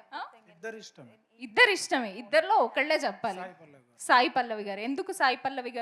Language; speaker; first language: Telugu; native; Telugu